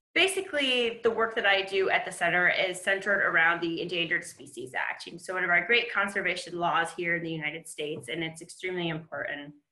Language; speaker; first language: English; native; English